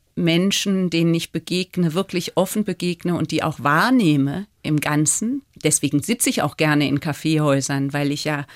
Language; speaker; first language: German; native; German